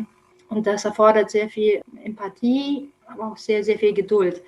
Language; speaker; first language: German; non-native, fluent; Romanian